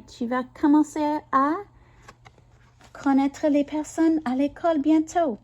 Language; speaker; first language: French; non-native, learner; English